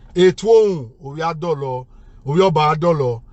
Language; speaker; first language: English; non-native, local second language; Bini